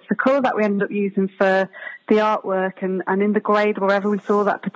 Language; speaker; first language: English; native; English